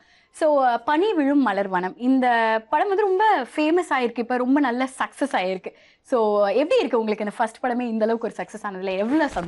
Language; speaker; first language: Tamil; native; Tamil